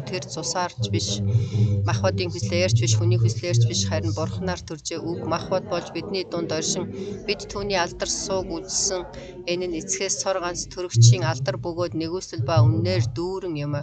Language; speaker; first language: Mongolian; early bilingual, other home language; Korean